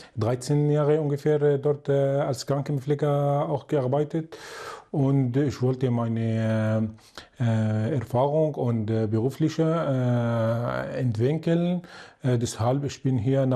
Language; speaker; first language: German; non-native, learner; Arabic